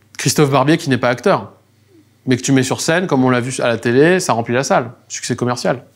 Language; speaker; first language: French; native; French